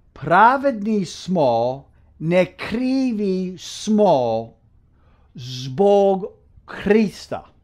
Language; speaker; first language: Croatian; early bilingual, heritage; Croatian